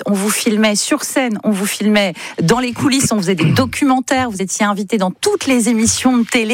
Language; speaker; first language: French; native; French